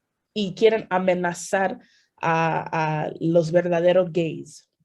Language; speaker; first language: Spanish; early bilingual, heritage; Spanish